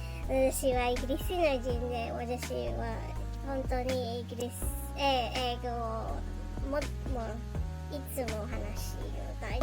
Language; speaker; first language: Japanese; non-native, learner; English